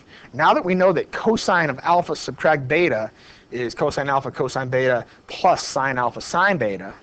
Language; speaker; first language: English; native; English